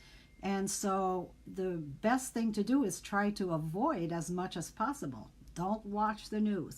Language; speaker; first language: English; native; English